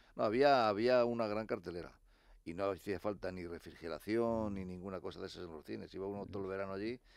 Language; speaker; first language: Spanish; native; Spanish